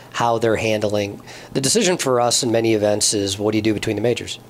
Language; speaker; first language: English; native; English